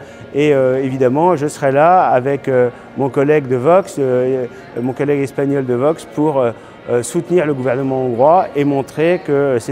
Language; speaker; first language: French; native; French